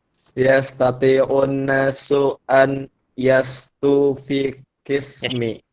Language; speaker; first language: Arabic; non-native, learner; Indonesian